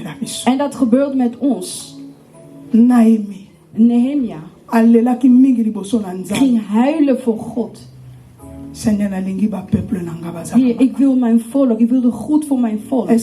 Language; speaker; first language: Dutch; non-native, learner; Lingala